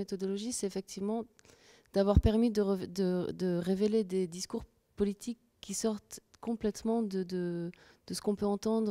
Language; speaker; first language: French; native; French